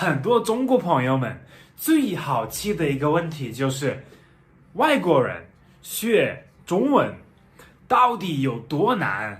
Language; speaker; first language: Chinese; non-native, fluent; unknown